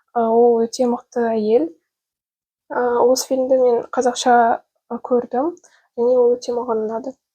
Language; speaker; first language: Kazakh; non-native, local second language; Russian